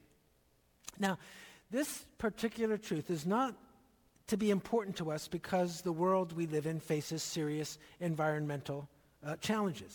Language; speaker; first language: English; native; English